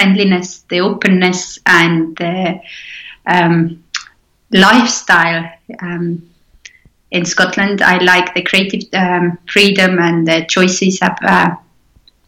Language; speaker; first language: English; non-native, fluent; Estonian